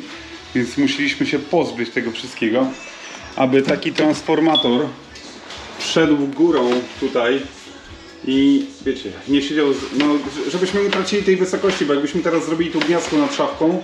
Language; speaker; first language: Polish; native; Polish